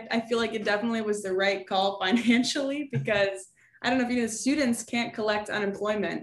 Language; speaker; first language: English; native; English